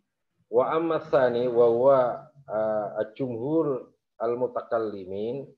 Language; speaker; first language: Arabic; non-native, fluent; Indonesian